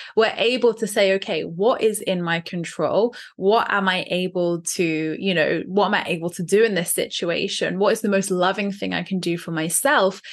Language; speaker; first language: English; native; English